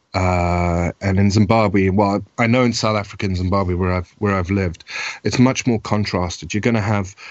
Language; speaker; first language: English; native; English